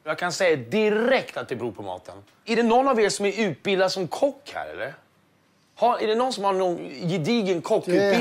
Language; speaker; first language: Swedish; native; Swedish